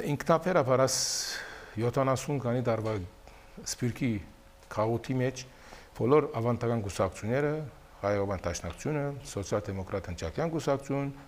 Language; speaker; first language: Armenian; early bilingual, heritage; Armenian